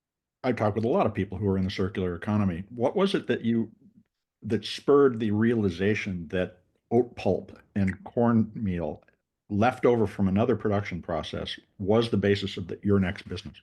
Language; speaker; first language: English; native; English